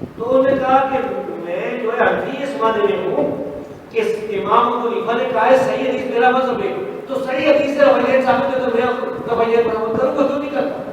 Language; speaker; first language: Urdu; non-native, local second language; Pashto